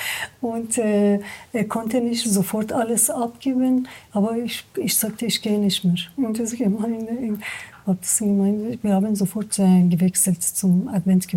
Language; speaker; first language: German; non-native, learner; Persian